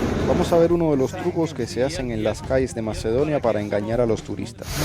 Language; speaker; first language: Spanish; native; Spanish